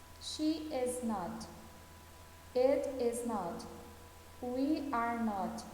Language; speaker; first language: English; non-native, fluent; Portuguese